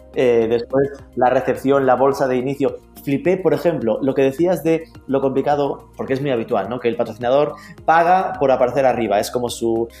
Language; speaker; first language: Spanish; native; Spanish